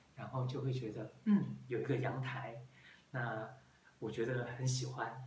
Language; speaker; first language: Chinese; native; Chinese